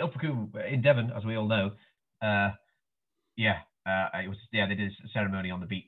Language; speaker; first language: English; native; English